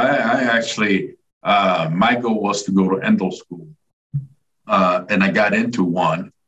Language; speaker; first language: English; native; English